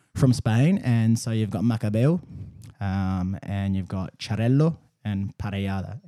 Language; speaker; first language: English; native; English